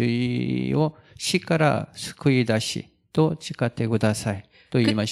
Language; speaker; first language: Japanese; non-native, fluent; Korean